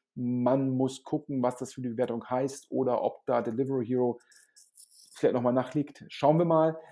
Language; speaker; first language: German; native; German